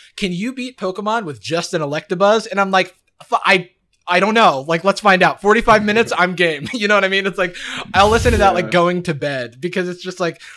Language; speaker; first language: English; native; English